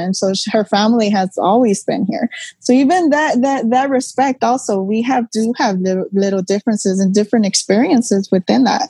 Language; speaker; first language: English; native; English